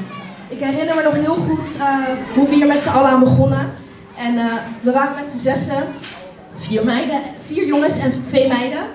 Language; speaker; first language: Dutch; native; Dutch